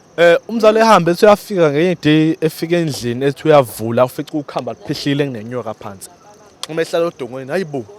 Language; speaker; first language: Zulu; native; Zulu